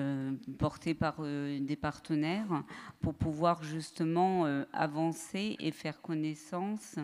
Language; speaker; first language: French; native; French